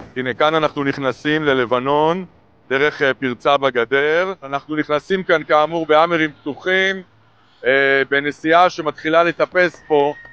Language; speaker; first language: Hebrew; native; Hebrew